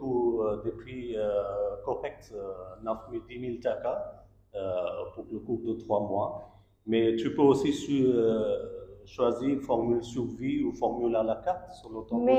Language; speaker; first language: French; non-native, learner; Bangla